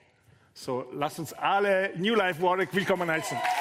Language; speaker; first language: German; non-native, fluent; Italian